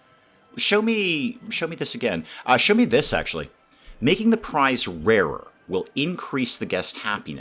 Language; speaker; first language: English; native; English